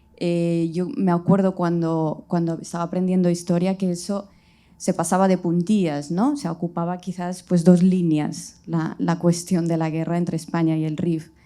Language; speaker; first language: Spanish; early bilingual, other home language; Riffian